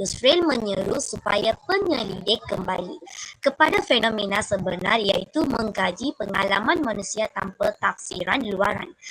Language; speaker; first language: Malay; non-native, local second language; Tamil